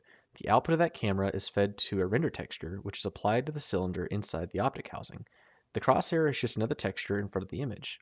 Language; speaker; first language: English; native; English